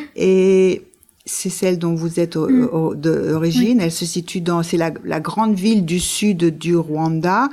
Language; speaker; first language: French; native; French